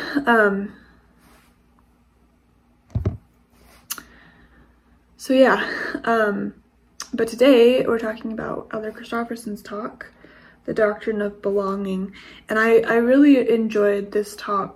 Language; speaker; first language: English; native; English